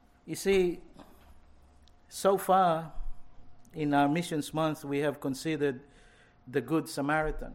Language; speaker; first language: English; non-native, local second language; Filipino